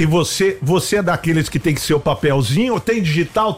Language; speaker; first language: Portuguese; native; Portuguese